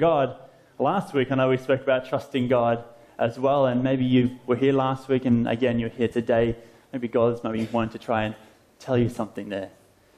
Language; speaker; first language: English; native; English